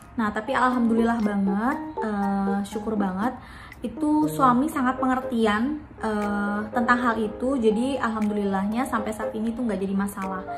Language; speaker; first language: Indonesian; native; Indonesian